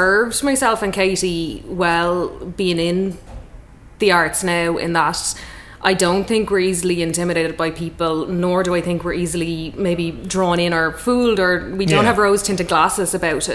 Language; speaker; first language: English; native; English